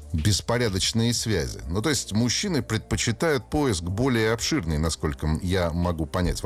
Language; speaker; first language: Russian; native; Russian